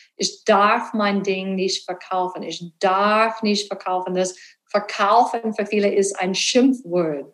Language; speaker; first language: German; non-native, learner; English